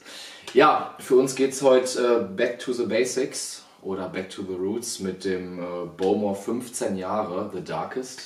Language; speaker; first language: German; native; German